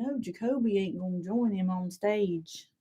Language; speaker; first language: English; native; English